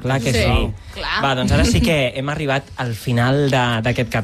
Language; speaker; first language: Catalan; native; Catalan